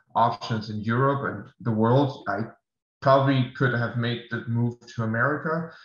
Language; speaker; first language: English; non-native, fluent; German